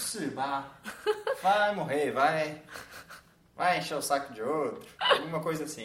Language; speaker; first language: Portuguese; native; Portuguese